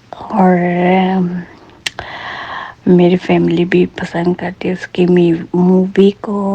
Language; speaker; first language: Hindi; non-native, fluent; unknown